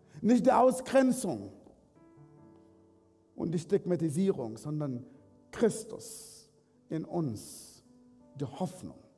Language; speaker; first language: German; non-native, fluent; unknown